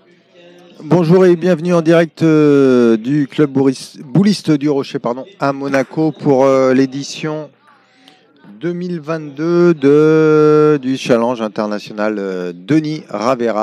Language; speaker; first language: French; native; French